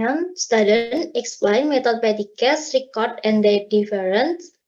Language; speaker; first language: English; non-native, learner; Indonesian